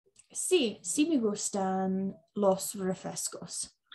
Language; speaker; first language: Spanish; non-native, learner; English